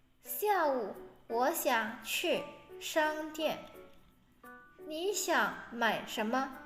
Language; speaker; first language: Chinese; non-native, fluent; Indonesian